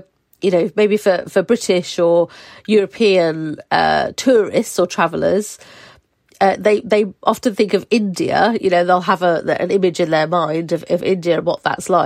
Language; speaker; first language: English; native; English